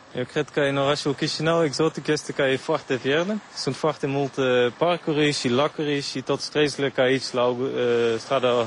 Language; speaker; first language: Romanian; non-native, learner; Dutch